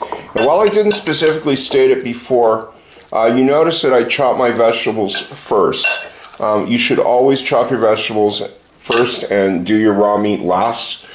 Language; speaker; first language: English; native; English